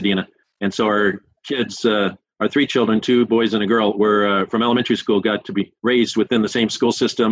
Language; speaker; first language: English; native; English